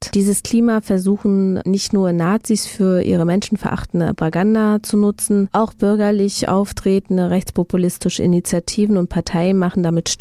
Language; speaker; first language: German; native; German